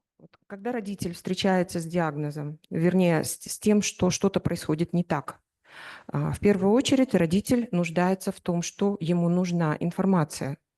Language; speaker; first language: Russian; native; Russian